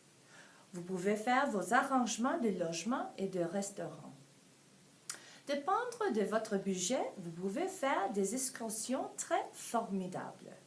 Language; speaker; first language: French; non-native, fluent; English